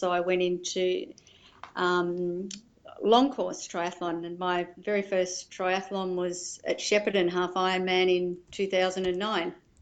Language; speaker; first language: English; native; English